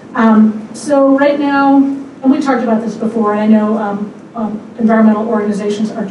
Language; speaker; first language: English; native; English